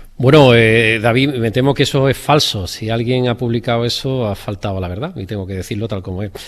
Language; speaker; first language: Spanish; native; Spanish